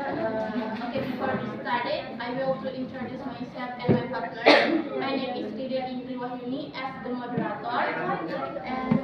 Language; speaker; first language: English; non-native, learner; Indonesian